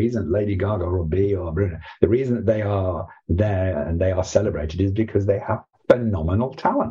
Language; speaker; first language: English; native; English